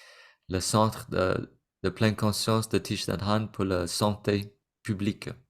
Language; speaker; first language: French; non-native, fluent; Vietnamese